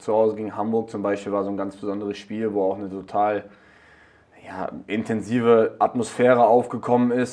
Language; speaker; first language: German; native; German